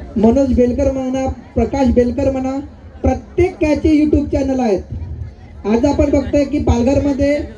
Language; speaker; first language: Marathi; native; Marathi